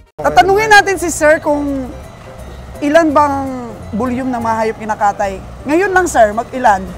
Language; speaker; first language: Filipino; non-native, local second language; Aklanon